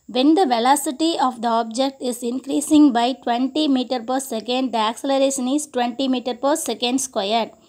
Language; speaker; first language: English; non-native, local second language; Tamil